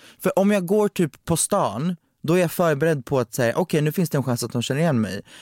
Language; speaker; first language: Swedish; native; Swedish